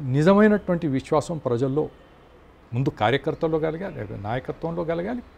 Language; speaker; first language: Telugu; native; Telugu